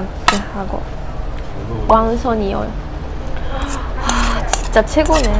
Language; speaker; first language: Korean; non-native, fluent; Japanese